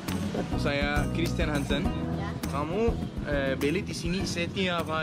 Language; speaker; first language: Indonesian; non-native, learner; Danish